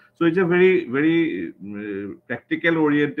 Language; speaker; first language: English; non-native, local second language; Assamese